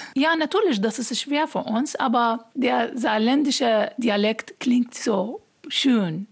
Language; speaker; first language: German; non-native, learner; Arabic